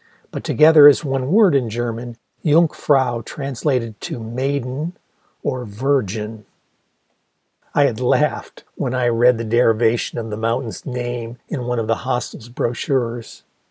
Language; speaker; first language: English; native; English